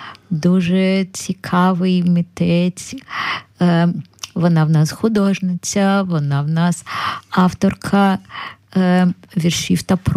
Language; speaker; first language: Ukrainian; native; Ukrainian